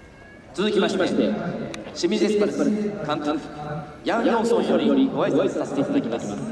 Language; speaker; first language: Japanese; native; Japanese